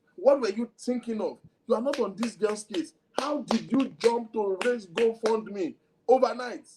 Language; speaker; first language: English; non-native, local second language; Yoruba